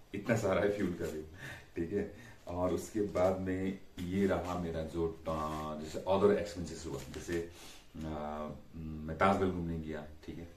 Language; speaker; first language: Hindi; non-native, local second language; Nepali